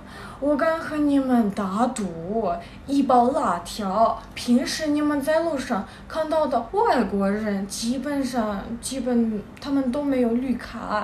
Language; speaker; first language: Chinese; non-native, fluent; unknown